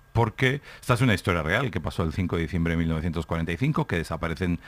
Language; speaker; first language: Spanish; native; Spanish